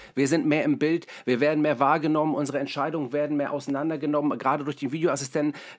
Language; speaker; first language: German; native; German